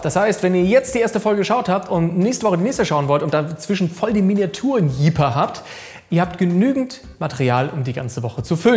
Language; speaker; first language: German; native; German